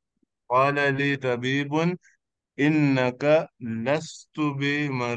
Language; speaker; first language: Arabic; non-native, learner; Urdu